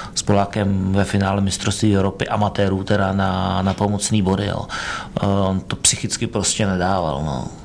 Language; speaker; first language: Czech; native; Czech